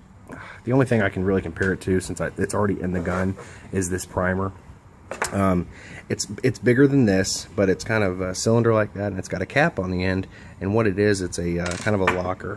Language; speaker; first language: English; native; English